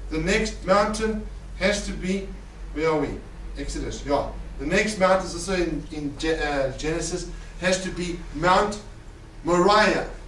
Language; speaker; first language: English; native; English